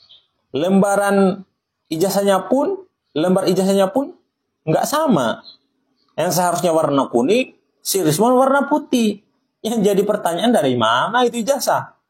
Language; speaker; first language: Indonesian; native; Indonesian